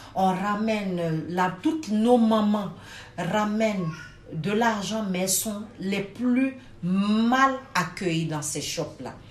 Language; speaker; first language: French; non-native, local second language; Wolof